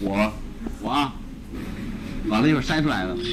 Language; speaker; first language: Chinese; native; Chinese